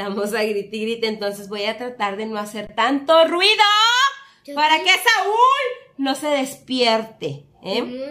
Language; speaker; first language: Spanish; native; Spanish